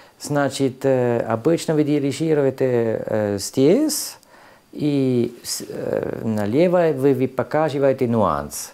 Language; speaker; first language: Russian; non-native, learner; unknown